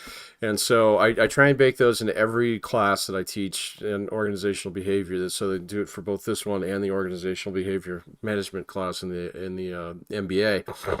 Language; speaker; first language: English; native; English